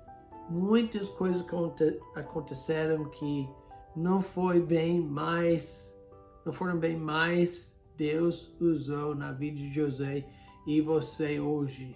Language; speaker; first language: Portuguese; non-native, fluent; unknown